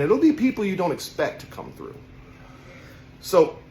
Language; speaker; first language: English; native; English